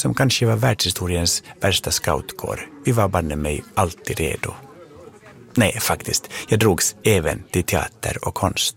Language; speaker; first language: Swedish; native; Swedish